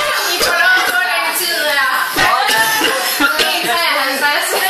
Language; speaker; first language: Danish; native; Danish